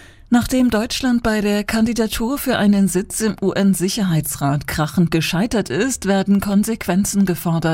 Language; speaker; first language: German; native; German